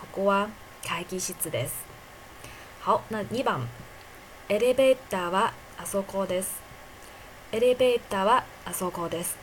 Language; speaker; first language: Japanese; non-native, fluent; Chinese